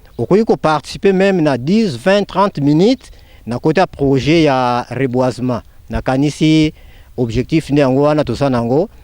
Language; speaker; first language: Lingala; non-native, local second language; Kongo